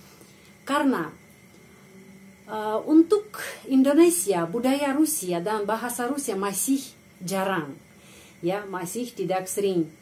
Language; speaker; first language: Indonesian; non-native, fluent; Russian